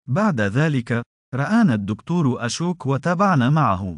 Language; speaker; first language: Arabic; non-native, fluent; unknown